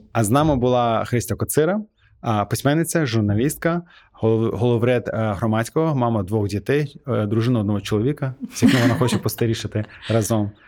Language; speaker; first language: Ukrainian; non-native, fluent; Azerbaijani